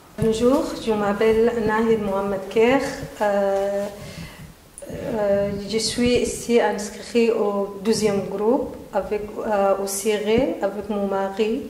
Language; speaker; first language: French; non-native, learner; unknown